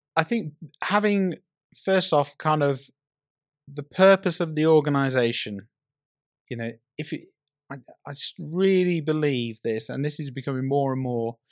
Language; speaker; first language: English; native; English